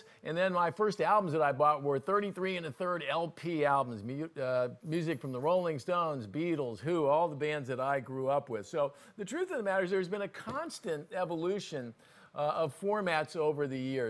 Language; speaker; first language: English; native; English